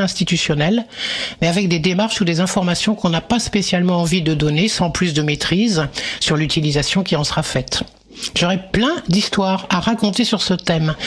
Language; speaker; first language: French; native; French